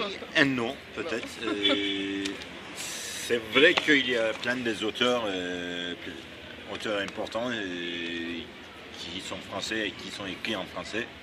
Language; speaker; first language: French; non-native, fluent; Turkish